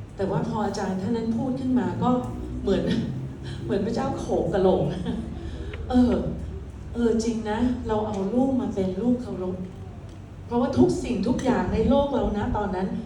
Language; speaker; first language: Thai; early bilingual, other home language; Cantonese